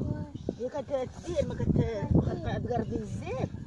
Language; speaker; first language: Arabic; native; Arabic